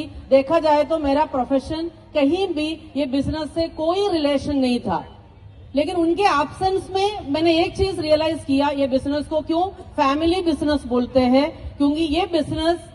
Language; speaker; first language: Hindi; non-native, local second language; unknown